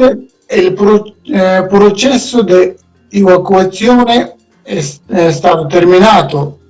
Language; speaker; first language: Italian; non-native, learner; Persian